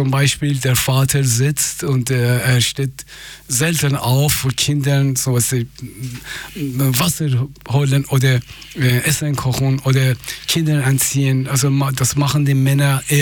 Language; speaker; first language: German; non-native, fluent; Persian